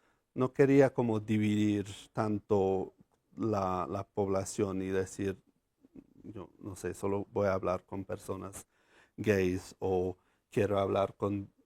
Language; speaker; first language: Spanish; non-native, fluent; English